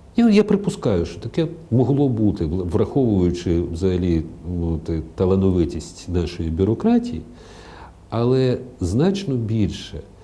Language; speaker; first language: Ukrainian; non-native, local second language; Russian